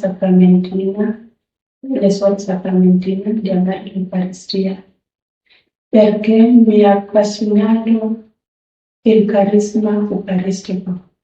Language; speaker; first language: Italian; non-native, learner; Luo (Kenya and Tanzania)